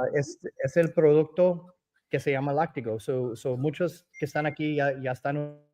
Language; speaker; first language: Spanish; early bilingual, other home language; English